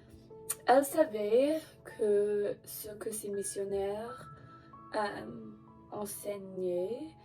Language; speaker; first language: French; non-native, learner; English